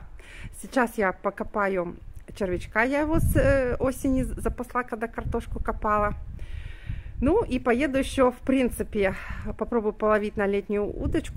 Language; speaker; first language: Russian; native; Russian